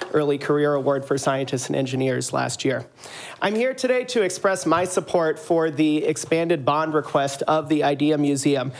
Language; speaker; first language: English; native; English